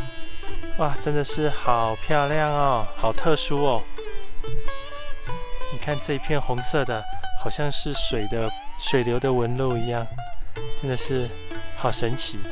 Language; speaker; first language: Chinese; native; Chinese